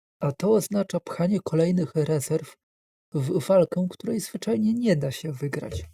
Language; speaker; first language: Polish; native; Polish